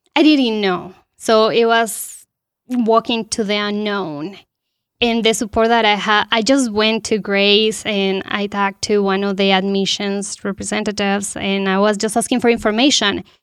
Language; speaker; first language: English; non-native, fluent; Spanish